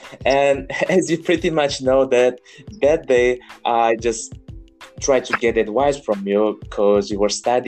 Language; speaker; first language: English; non-native, fluent; Uzbek